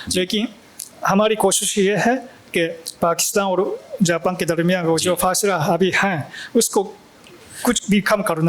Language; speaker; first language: Hindi; non-native, fluent; Japanese